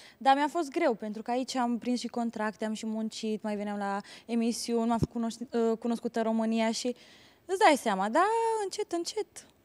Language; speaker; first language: Romanian; native; Romanian